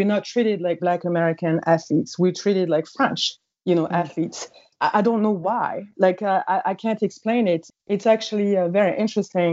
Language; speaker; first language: English; non-native, fluent; French